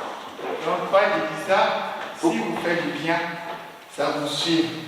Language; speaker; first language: French; non-native, learner; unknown